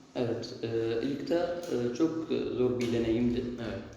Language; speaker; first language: Turkish; non-native, learner; Arabic